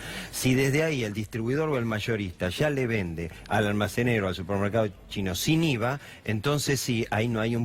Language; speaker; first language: Spanish; native; Spanish